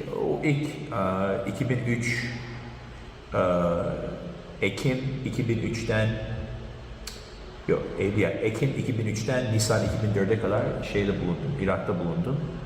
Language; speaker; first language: Turkish; early bilingual, heritage; Turkish